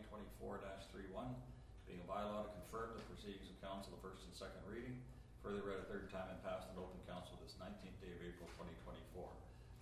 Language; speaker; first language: English; native; English